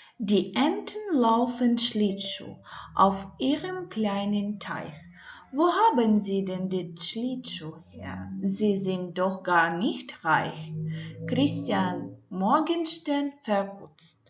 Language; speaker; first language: German; non-native, learner; Ukrainian